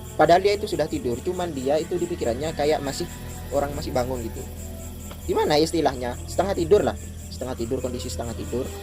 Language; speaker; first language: Indonesian; non-native, local second language; Madurese